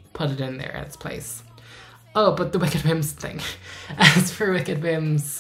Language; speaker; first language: English; native; English